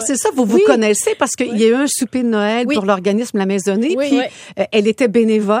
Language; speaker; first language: French; native; French